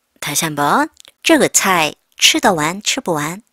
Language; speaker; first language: Chinese; non-native, fluent; Korean